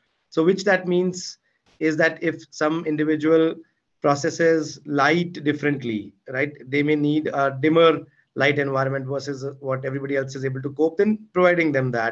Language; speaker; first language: English; non-native, local second language; Hindi